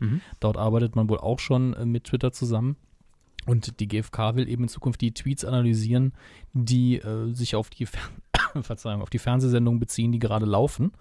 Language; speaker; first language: German; native; German